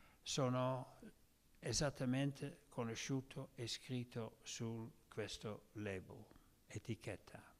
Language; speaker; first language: Italian; non-native, learner; Dutch